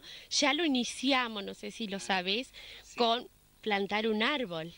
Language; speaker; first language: Spanish; native; Spanish